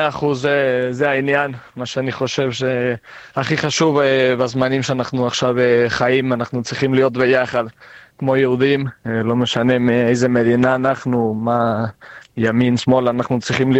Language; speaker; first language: Hebrew; non-native, fluent; Spanish